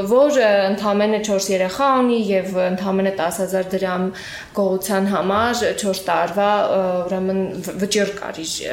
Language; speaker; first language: Armenian; native; Armenian